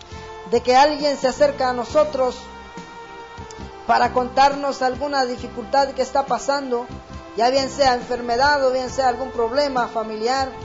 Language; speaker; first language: Spanish; native; Spanish